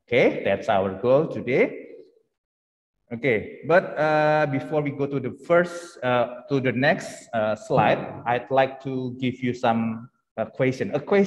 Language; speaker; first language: English; non-native, fluent; Indonesian